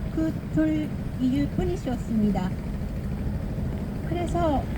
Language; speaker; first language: Korean; early bilingual, heritage; Japanese